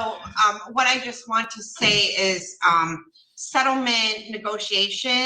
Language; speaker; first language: English; native; English